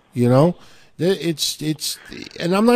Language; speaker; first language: English; native; English